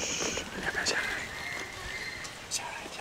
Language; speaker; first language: Chinese; native; Chinese